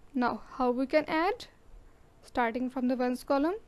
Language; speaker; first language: English; non-native, local second language; Urdu